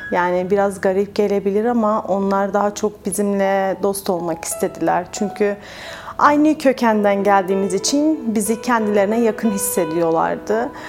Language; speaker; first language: Turkish; native; Turkish